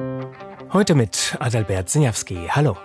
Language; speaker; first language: German; native; German